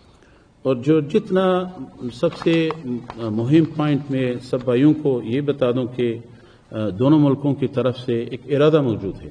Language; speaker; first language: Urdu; non-native, fluent; Persian